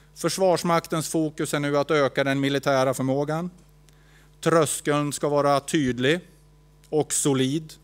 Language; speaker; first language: Swedish; native; Swedish